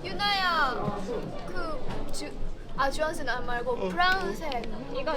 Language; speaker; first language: Korean; non-native, learner; Japanese